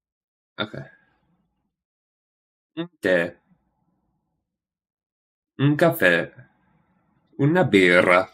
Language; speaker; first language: Italian; non-native, learner; English